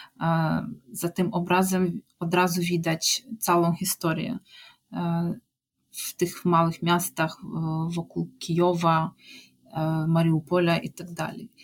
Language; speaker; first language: Polish; non-native, fluent; Ukrainian